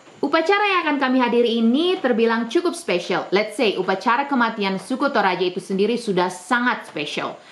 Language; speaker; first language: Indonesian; native; Indonesian